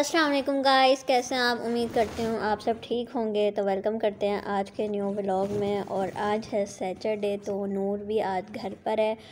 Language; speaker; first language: Urdu; non-native, local second language; Punjabi